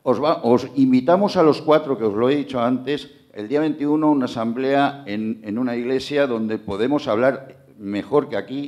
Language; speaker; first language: Spanish; native; Spanish